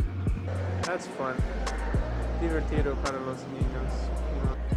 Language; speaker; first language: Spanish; non-native, learner; English